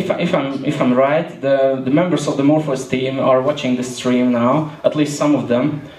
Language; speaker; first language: English; non-native, fluent; Hungarian